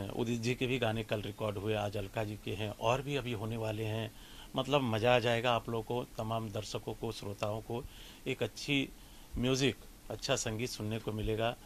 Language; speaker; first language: Hindi; native; Hindi